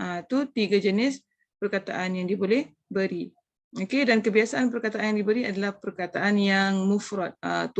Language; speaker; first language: Malay; native; Malay